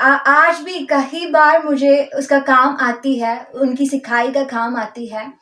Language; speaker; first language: Hindi; non-native, local second language; Malayalam